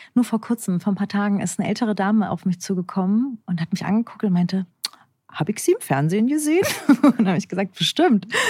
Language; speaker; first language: German; early bilingual, other home language; Turkish